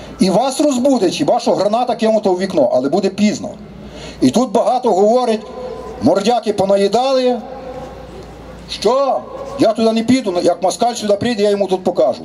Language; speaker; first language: Ukrainian; native; Ukrainian